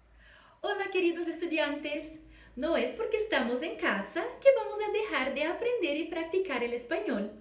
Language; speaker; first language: Spanish; non-native, fluent; Portuguese